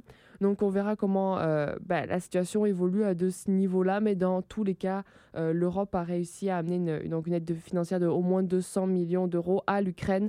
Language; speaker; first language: French; native; French